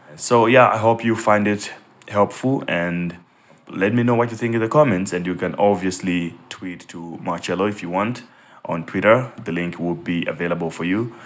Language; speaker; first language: English; non-native, local second language; Nyanja